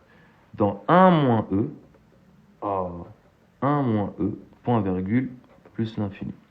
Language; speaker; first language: French; native; French